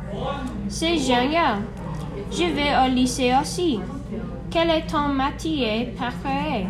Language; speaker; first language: French; non-native, learner; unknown